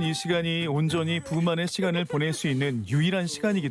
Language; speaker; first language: Korean; native; Korean